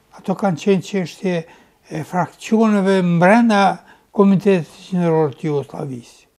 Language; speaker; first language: Albanian; native; Albanian